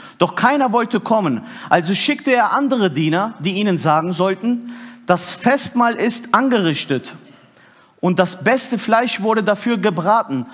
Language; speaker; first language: German; early bilingual, other home language; Turkish